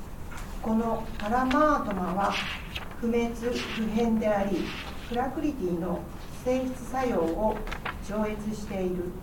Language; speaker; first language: Japanese; native; Japanese